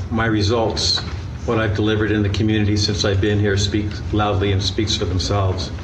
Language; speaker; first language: English; native; English